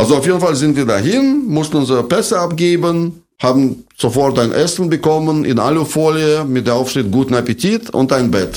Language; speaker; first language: German; non-native, fluent; Russian